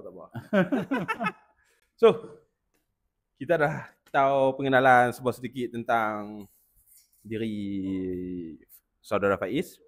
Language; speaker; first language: Malay; native; Malay